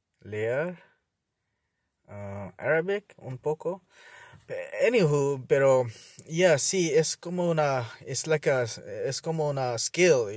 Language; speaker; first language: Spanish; non-native, learner; Bangla